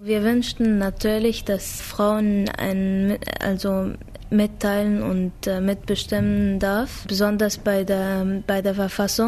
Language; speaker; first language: German; non-native, fluent; Arabic